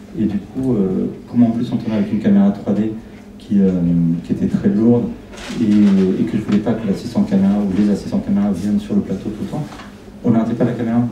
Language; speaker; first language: French; non-native, fluent; Spanish